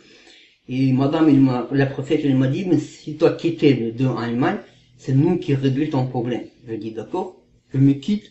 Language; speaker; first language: French; non-native, learner; Kazakh